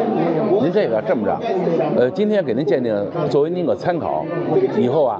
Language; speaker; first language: Chinese; native; Chinese